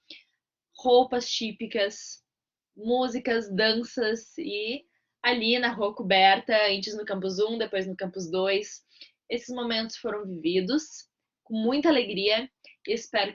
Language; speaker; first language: Portuguese; native; Portuguese